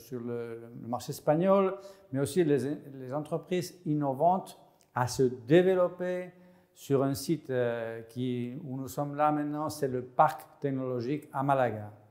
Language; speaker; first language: French; non-native, fluent; Spanish